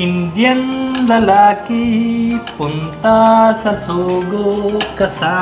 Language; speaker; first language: Filipino; non-native, learner; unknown